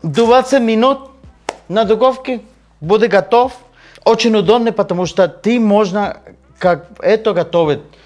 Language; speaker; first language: Russian; non-native, learner; Spanish